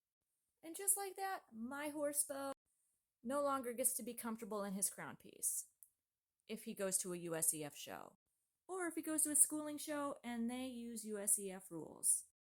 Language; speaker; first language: English; native; English